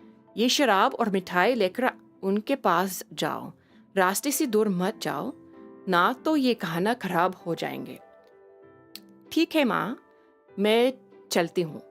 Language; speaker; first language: Hindi; non-native, learner; English